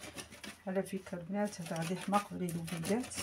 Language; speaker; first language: Arabic; native; Arabic